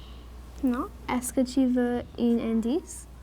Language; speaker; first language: French; non-native, local second language; English